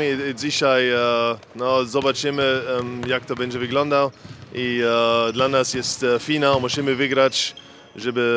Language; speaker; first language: Polish; non-native, fluent; German